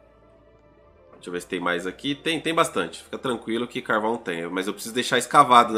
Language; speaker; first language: Portuguese; native; Portuguese